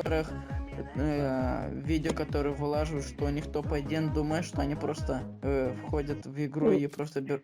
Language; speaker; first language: Russian; native; Russian